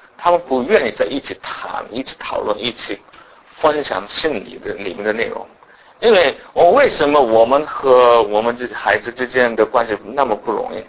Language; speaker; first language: Chinese; non-native, fluent; Korean